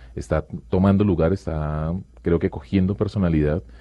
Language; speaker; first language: Spanish; native; Spanish